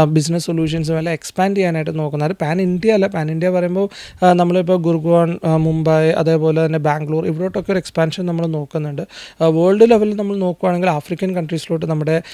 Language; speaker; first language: Malayalam; native; Malayalam